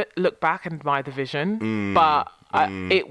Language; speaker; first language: English; native; English